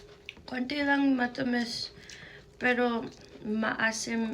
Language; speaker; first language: Filipino; non-native, learner; English